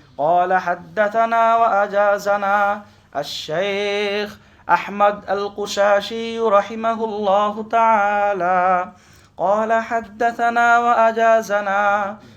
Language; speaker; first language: Arabic; non-native, fluent; Bangla